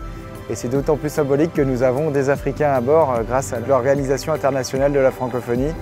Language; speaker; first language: French; native; French